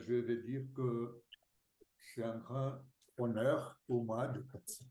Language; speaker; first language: French; non-native, fluent; Portuguese